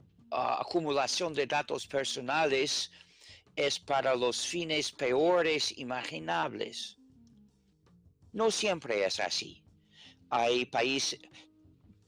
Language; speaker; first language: Spanish; non-native, fluent; English